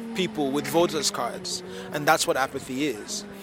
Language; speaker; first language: English; non-native, local second language; Yoruba